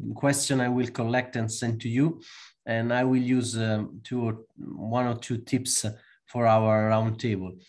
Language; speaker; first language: English; non-native, fluent; Italian